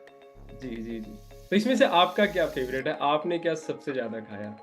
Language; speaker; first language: Hindi; native; Hindi